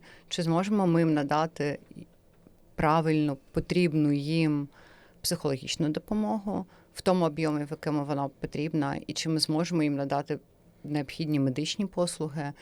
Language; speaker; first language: Ukrainian; native; Ukrainian